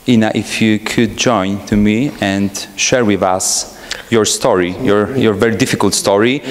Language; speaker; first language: English; non-native, fluent; Polish